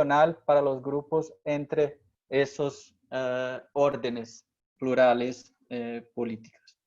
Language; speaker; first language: Spanish; non-native, fluent; Portuguese